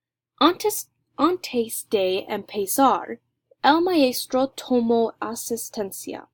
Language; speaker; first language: Spanish; non-native, learner; English